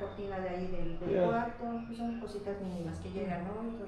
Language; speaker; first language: Spanish; native; Spanish